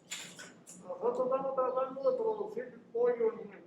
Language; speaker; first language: Spanish; native; Spanish